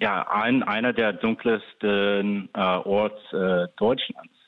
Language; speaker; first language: German; non-native, fluent; English